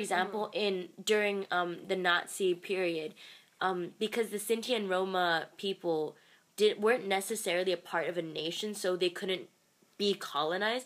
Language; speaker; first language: English; non-native, local second language; Cantonese